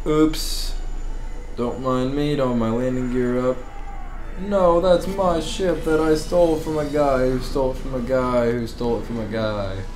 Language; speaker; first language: English; native; English